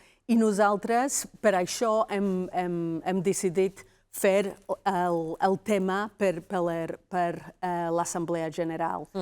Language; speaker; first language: Catalan; non-native, fluent; Welsh